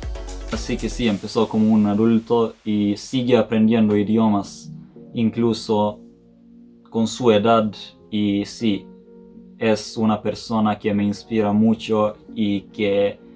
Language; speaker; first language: Spanish; non-native, fluent; Serbian